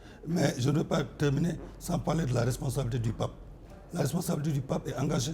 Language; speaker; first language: French; non-native, local second language; Wolof